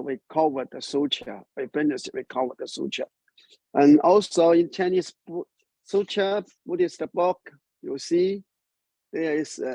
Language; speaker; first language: English; non-native, learner; Chinese